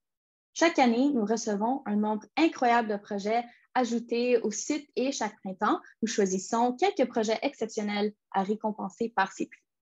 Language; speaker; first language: French; native; French